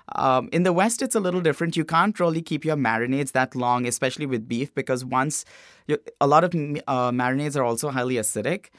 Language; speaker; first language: English; non-native, local second language; Hindi